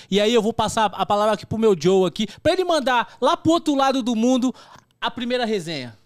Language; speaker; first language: Portuguese; native; Portuguese